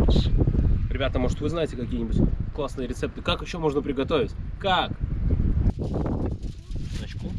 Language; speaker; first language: Russian; native; Russian